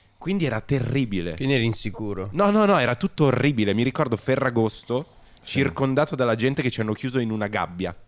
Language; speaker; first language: Italian; native; Italian